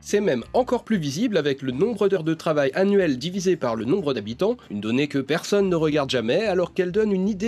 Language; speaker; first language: French; native; French